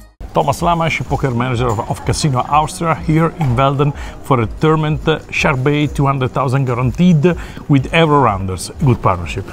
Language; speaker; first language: English; non-native, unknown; Italian